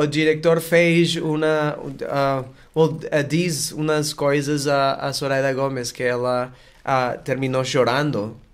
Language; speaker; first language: Portuguese; non-native, learner; Spanish